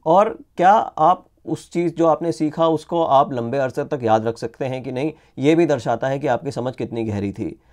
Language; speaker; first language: Hindi; native; Hindi